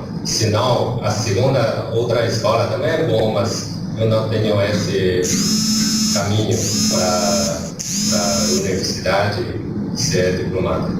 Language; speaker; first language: Portuguese; non-native, learner; Chinese